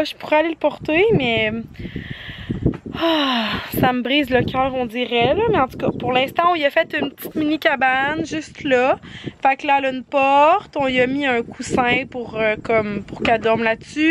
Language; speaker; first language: French; native; French